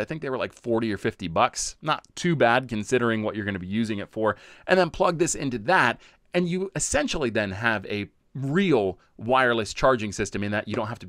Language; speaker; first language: English; native; English